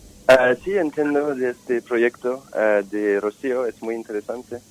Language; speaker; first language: Spanish; non-native, fluent; French